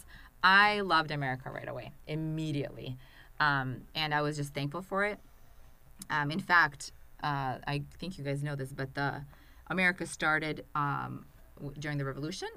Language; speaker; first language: English; non-native, fluent; Russian